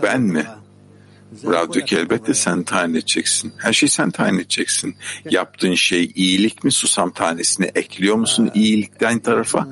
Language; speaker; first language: Turkish; native; Turkish